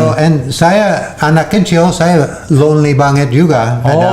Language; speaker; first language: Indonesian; non-native, fluent; English